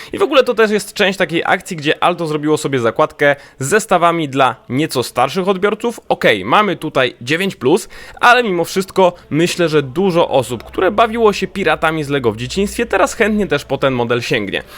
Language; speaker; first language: Polish; native; Polish